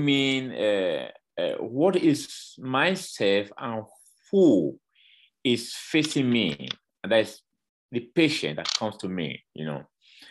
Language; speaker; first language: English; non-native, local second language; Bini